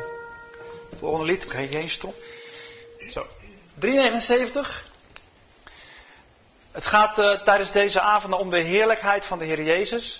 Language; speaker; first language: Dutch; native; Dutch